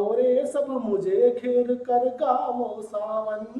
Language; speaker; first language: Hindi; non-native, local second language; Telugu